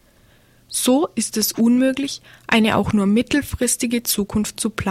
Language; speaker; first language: German; native; German